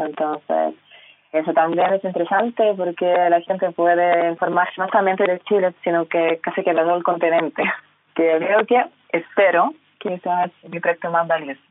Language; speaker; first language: Spanish; non-native, fluent; Russian